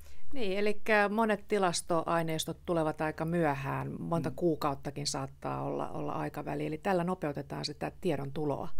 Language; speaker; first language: Finnish; native; Finnish